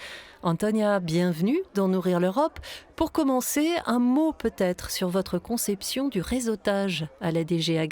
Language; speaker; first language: French; native; French